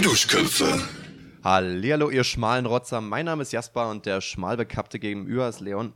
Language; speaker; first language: German; native; German